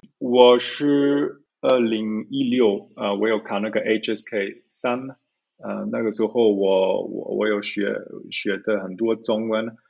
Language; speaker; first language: Chinese; early bilingual, heritage; Chinese